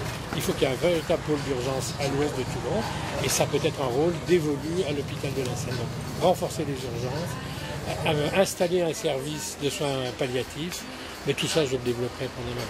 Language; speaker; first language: French; native; French